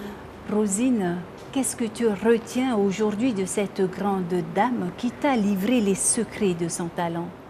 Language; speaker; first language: French; native; French